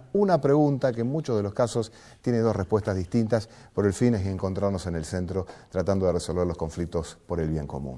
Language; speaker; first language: Spanish; native; Spanish